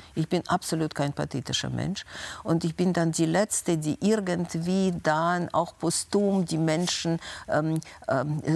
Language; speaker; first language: German; non-native, fluent; Russian